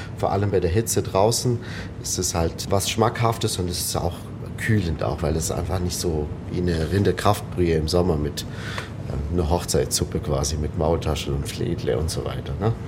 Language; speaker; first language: German; non-native, fluent; Arabic